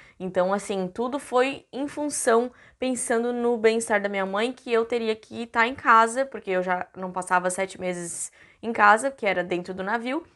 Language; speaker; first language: Portuguese; native; Portuguese